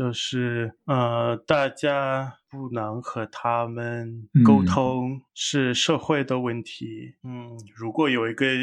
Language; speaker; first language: Chinese; non-native, fluent; English